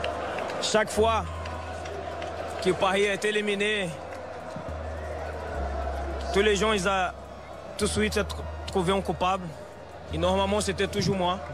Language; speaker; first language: French; non-native, fluent; Portuguese